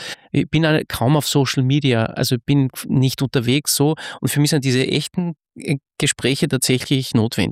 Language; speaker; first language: German; native; German